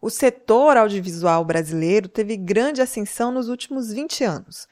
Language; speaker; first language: Portuguese; native; Portuguese